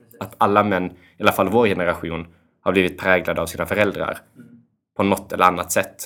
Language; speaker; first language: Swedish; early bilingual, other home language; Albanian